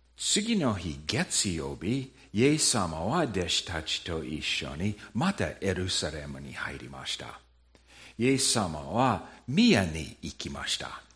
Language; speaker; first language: Japanese; non-native, fluent; English